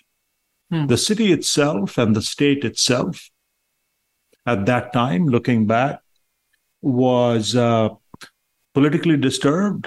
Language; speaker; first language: English; non-native, local second language; Bangla